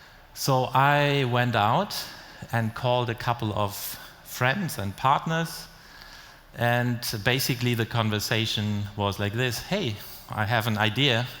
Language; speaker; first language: English; non-native, fluent; German